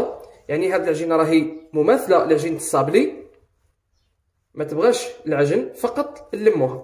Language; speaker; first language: Arabic; native; Arabic